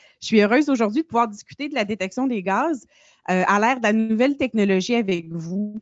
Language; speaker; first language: French; native; French